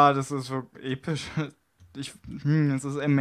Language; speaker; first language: German; native; German